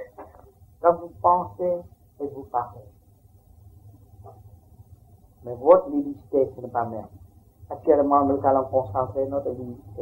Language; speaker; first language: French; non-native, learner; Vietnamese